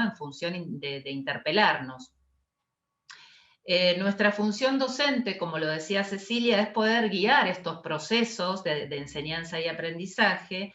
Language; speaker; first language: Spanish; native; Spanish